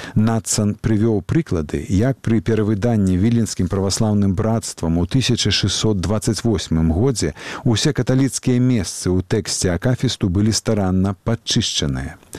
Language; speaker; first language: Belarusian; native; Belarusian